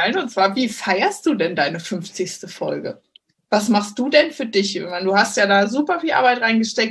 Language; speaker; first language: German; native; German